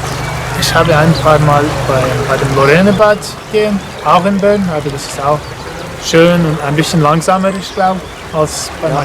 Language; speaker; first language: German; non-native, learner; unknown